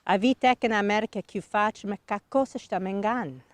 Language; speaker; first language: Italian; early bilingual, heritage; Italian